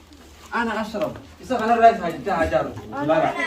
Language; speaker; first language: Arabic; non-native, fluent; Oromo